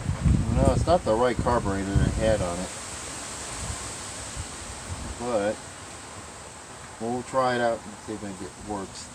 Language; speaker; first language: English; native; English